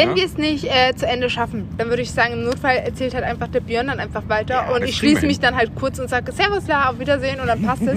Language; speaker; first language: German; native; German